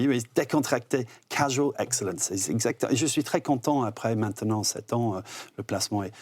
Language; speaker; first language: French; non-native, fluent; English